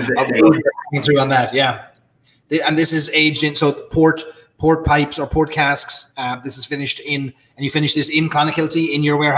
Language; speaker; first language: English; native; English